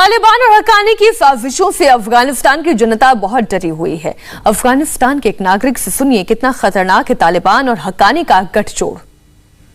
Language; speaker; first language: Hindi; native; Hindi